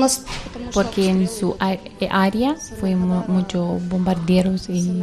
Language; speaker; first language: Spanish; non-native, learner; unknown